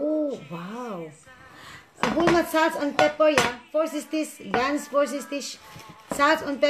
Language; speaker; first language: German; non-native, learner; Cebuano